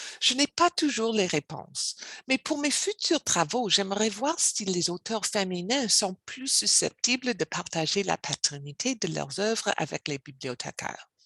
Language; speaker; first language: French; non-native, learner; English